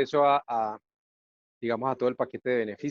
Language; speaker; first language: Spanish; native; Spanish